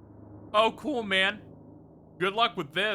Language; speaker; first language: English; native; English